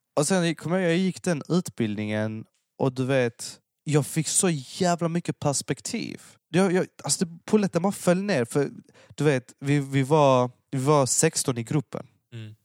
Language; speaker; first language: Swedish; early bilingual, other home language; Persian